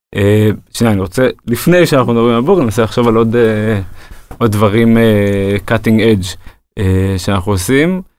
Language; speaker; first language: Hebrew; native; Hebrew